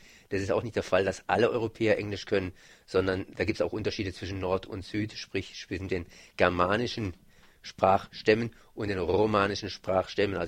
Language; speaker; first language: German; native; German